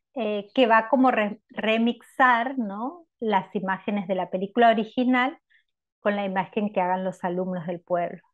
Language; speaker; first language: Spanish; native; Spanish